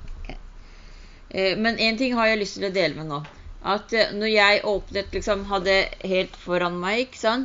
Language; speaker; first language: Norwegian; early bilingual, other home language; Urdu